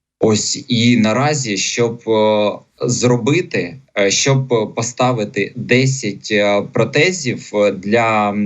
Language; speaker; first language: Ukrainian; non-native, local second language; Russian